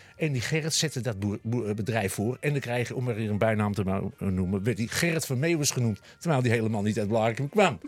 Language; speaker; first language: Dutch; native; Dutch